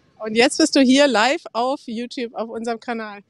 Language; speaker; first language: German; native; German